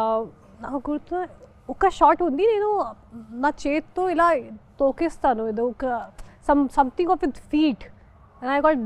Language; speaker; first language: Telugu; non-native, fluent; Hindi